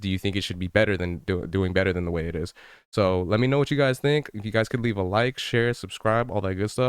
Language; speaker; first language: English; native; English